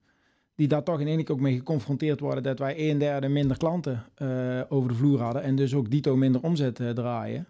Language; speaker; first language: Dutch; native; Dutch